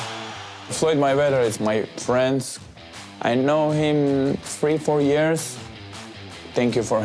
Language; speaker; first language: English; non-native, learner; Uzbek